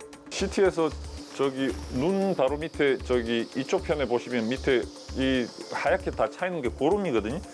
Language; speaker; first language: Korean; native; Korean